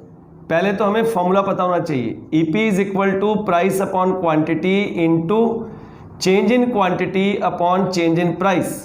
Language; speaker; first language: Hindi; native; Hindi